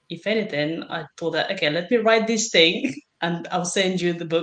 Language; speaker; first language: English; non-native, fluent; Bulgarian